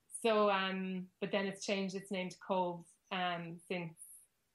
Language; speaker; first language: English; native; English